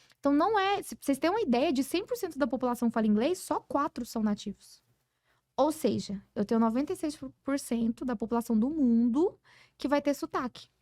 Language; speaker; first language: Portuguese; early bilingual, heritage; Portuguese